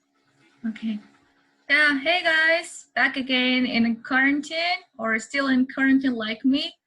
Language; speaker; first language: English; non-native, learner; Mongolian